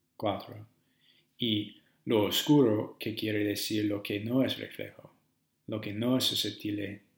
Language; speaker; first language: Spanish; non-native, fluent; English